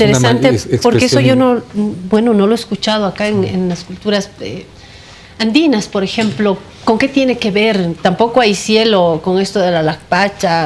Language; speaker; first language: Spanish; native; Spanish